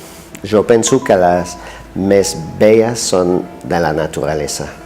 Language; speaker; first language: Catalan; non-native, fluent; French